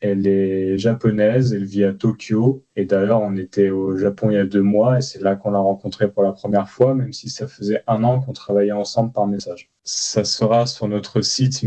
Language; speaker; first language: French; native; French